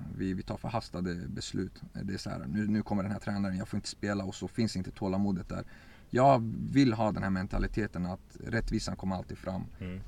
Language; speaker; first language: Swedish; early bilingual, other home language; Kurdish